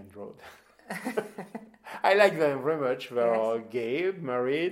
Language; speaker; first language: English; non-native, fluent; French